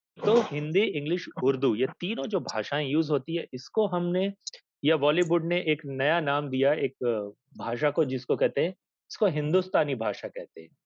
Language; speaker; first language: Hindi; native; Hindi